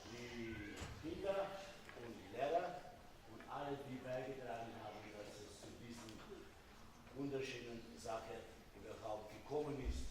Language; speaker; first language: German; non-native, fluent; Slovenian